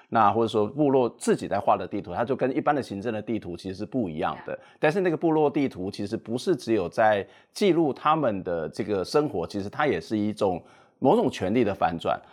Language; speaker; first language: Chinese; native; Chinese